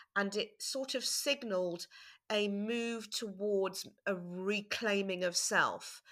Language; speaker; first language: English; native; English